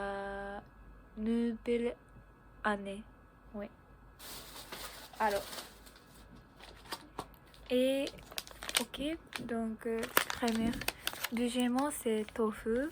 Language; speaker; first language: French; non-native, learner; Japanese